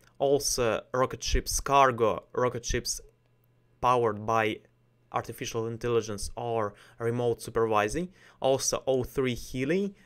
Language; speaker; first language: English; non-native, learner; Russian